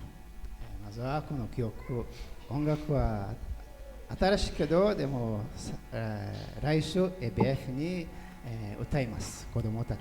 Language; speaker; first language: Japanese; early bilingual, heritage; Portuguese